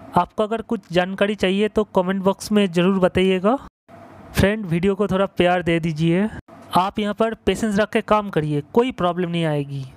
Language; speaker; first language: Hindi; non-native, local second language; Bangla